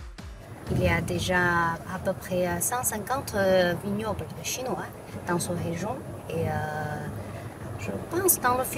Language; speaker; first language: French; non-native, fluent; Chinese